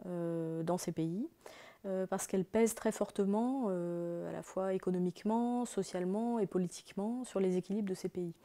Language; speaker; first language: French; native; French